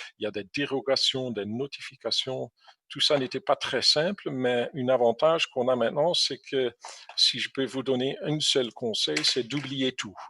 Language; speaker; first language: French; non-native, fluent; English